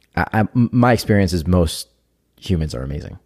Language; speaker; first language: English; non-native, fluent; Hebrew